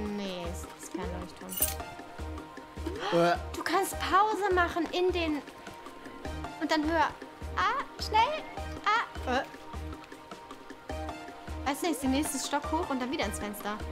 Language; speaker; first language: German; native; German